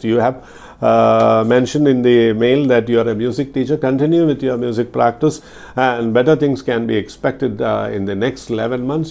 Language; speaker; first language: English; non-native, local second language; Malayalam